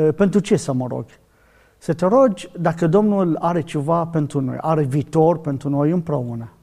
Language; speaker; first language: Romanian; non-native, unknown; Arabic